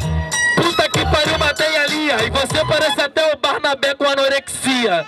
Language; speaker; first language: Portuguese; native; Portuguese